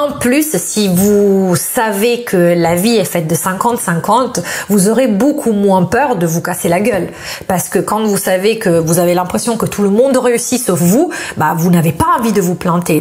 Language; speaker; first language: French; non-native, fluent; Italian